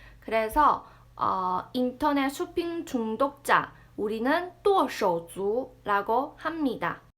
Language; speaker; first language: Korean; non-native, fluent; Chinese